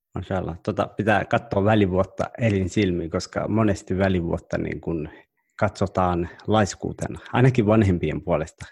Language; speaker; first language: Finnish; early bilingual, other home language; Somali